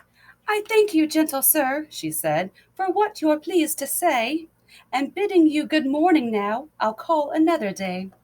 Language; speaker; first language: English; native; English